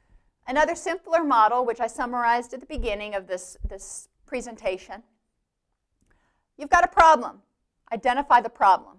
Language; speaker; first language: English; native; English